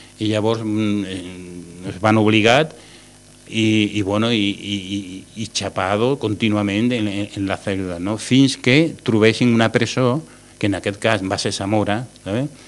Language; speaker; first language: Catalan; non-native, local second language; Spanish